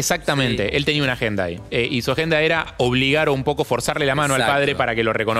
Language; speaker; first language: Spanish; native; Spanish